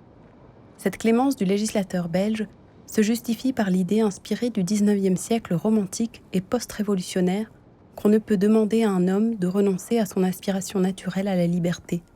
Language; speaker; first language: French; native; French